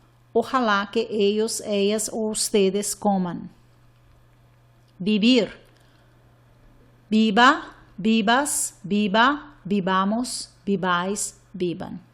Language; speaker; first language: Spanish; non-native, fluent; English